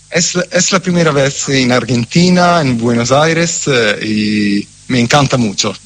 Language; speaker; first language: Spanish; non-native, fluent; Italian